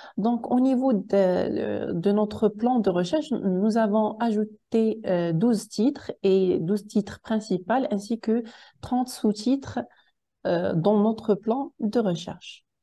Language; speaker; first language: French; non-native, local second language; Arabic